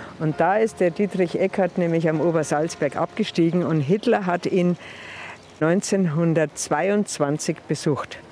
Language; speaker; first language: German; native; German